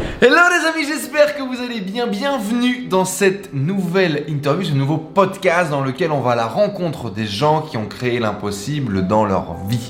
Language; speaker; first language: French; native; French